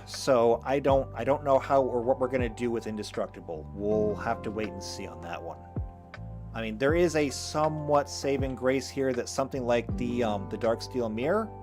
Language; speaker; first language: English; native; English